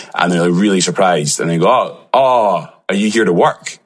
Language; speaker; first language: English; native; English